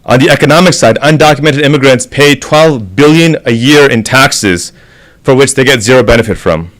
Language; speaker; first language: English; native; English